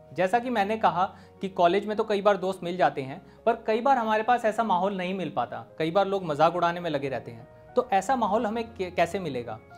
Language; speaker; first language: Hindi; native; Hindi